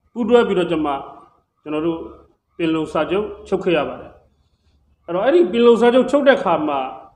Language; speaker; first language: Burmese; native; Burmese